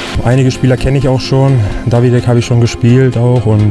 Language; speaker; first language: German; native; German